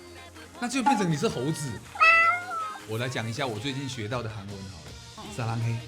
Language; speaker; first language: Chinese; native; Chinese